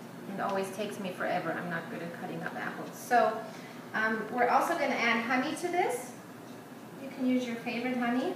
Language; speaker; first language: English; non-native, fluent; German